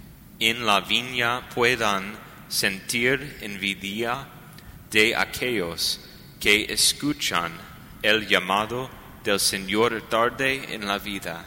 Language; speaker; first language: Spanish; non-native, learner; English